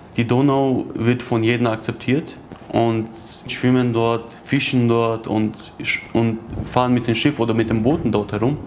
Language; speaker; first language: German; early bilingual, other home language; Chechen